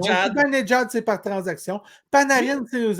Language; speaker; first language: French; native; French